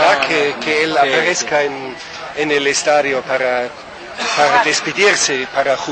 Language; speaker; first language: Spanish; non-native, fluent; German